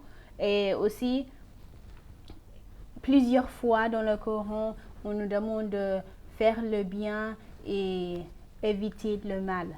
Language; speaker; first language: French; non-native, fluent; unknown